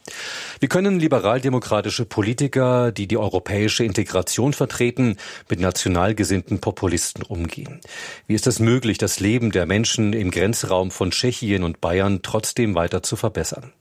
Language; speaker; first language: German; native; German